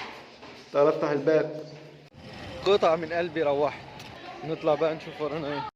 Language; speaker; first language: Arabic; native; Arabic